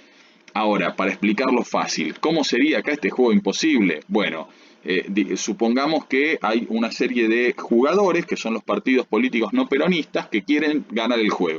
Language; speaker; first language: Spanish; native; Spanish